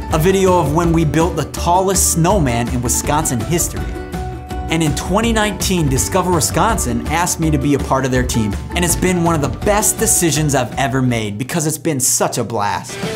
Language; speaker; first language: English; native; English